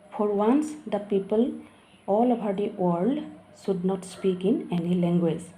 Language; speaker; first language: English; non-native, local second language; Assamese